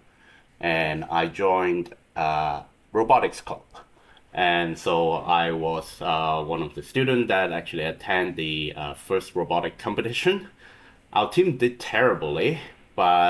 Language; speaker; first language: English; non-native, local second language; Cantonese